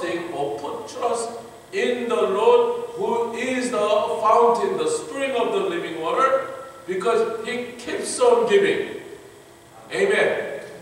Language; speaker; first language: English; non-native, fluent; Korean